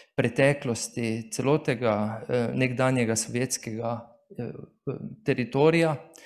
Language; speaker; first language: Slovenian; native; Slovenian